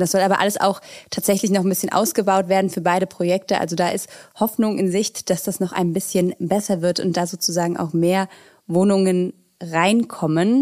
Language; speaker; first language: German; native; German